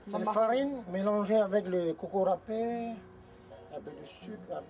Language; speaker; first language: French; non-native, local second language; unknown